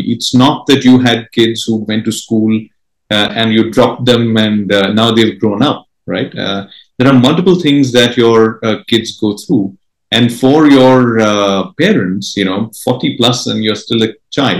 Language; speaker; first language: English; non-native, local second language; Marathi